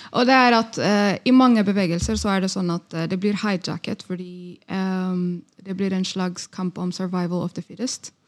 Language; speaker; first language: Norwegian; non-native, fluent; Amharic